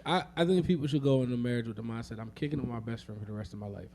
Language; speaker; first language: English; native; English